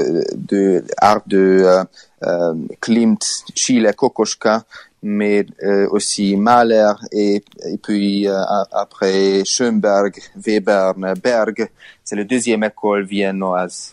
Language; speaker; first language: French; non-native, learner; Hungarian